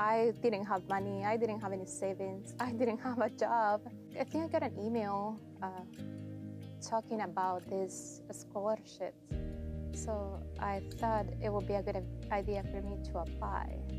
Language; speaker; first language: English; non-native, fluent; Spanish